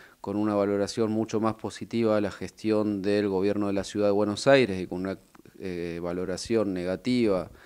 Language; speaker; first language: Spanish; native; Spanish